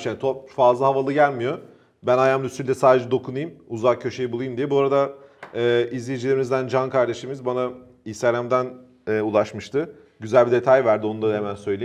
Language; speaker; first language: Turkish; native; Turkish